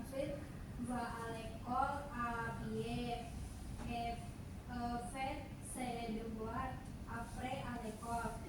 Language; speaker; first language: French; non-native, learner; Indonesian